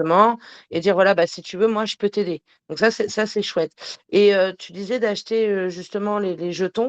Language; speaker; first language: French; native; French